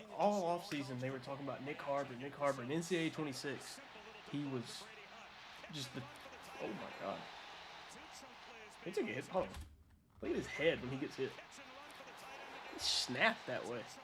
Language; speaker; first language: English; native; English